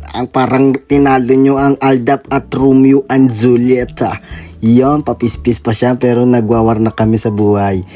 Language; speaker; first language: Filipino; native; Filipino